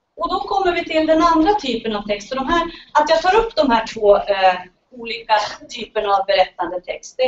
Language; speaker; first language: Swedish; native; Swedish